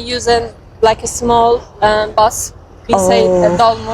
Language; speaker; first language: English; non-native, learner; Turkish